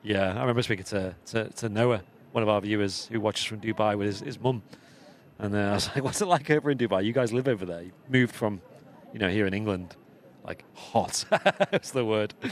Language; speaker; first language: English; native; English